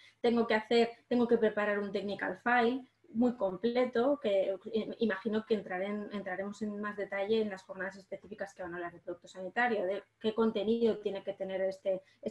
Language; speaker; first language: Spanish; native; Spanish